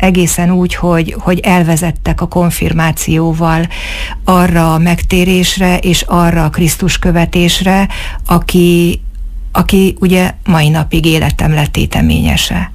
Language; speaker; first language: Hungarian; native; Hungarian